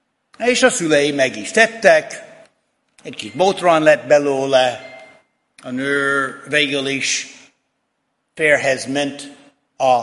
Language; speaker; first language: Hungarian; non-native, fluent; English